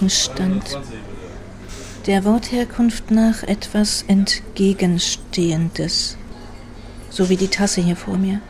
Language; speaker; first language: German; native; German